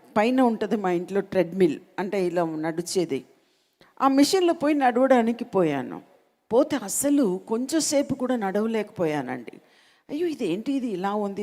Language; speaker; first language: Telugu; non-native, local second language; Malayalam